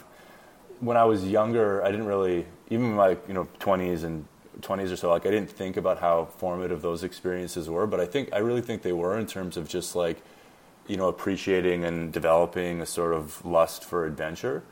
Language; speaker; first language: English; native; English